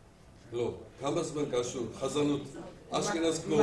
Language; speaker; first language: Hebrew; non-native, learner; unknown